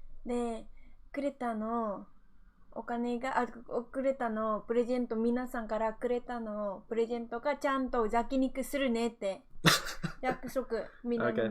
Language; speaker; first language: Japanese; non-native, learner; Vietnamese